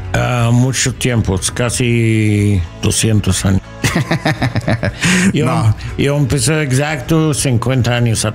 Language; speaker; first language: Spanish; non-native, learner; English